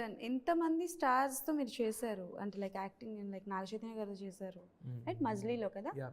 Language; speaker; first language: Telugu; native; Telugu